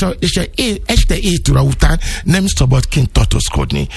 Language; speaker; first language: Hungarian; non-native, learner; Yoruba